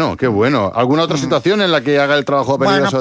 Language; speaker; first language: Spanish; native; Spanish